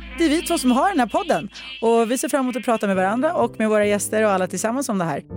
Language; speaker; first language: Swedish; early bilingual, other home language; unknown